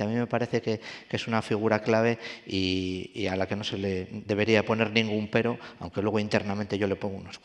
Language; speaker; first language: Spanish; native; Spanish